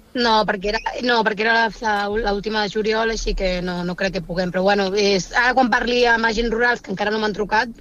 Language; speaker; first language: Catalan; non-native, local second language; Spanish